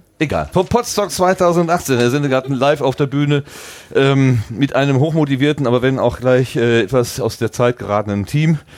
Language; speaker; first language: German; native; German